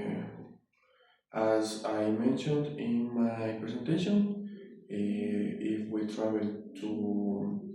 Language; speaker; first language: English; non-native, learner; Spanish